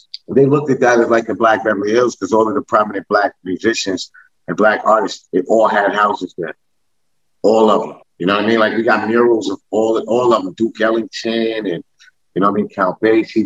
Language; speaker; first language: English; native; English